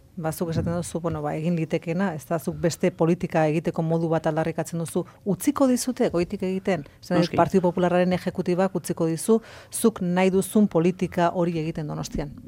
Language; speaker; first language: Basque; native; Basque